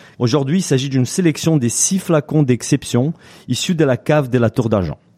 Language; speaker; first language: French; native; French